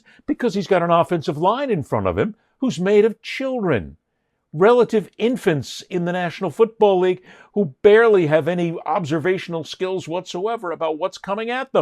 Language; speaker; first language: English; native; English